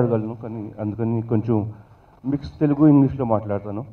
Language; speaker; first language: Telugu; non-native, learner; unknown